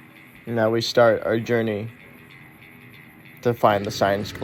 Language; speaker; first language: English; native; English